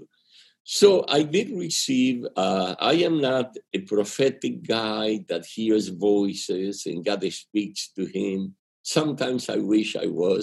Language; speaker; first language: English; non-native, fluent; Spanish